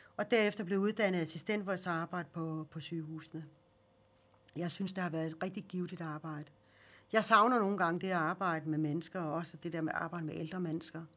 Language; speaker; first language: Danish; early bilingual, other home language; Swedish